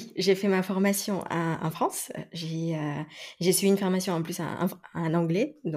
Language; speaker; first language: French; non-native, fluent; Spanish